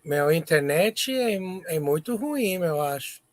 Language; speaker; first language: Portuguese; non-native, learner; English